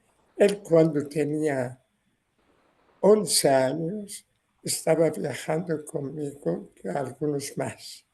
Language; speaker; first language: Spanish; non-native, learner; Persian